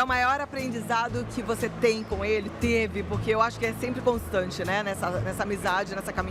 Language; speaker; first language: Portuguese; native; Portuguese